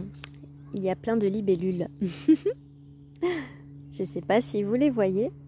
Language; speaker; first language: French; native; French